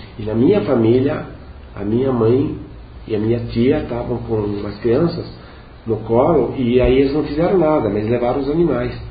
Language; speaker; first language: Portuguese; non-native, local second language; Venetian